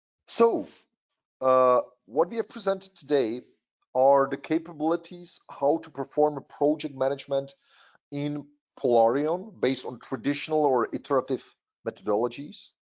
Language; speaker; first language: English; non-native, fluent; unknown